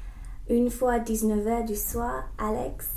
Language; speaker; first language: French; non-native, learner; English